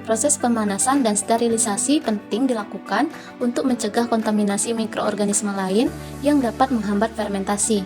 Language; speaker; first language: Indonesian; native; Indonesian